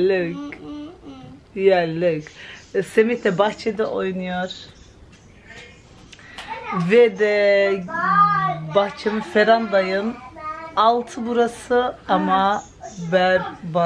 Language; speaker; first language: Turkish; early bilingual, other home language; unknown